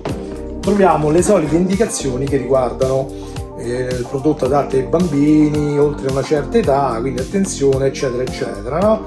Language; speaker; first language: Italian; native; Italian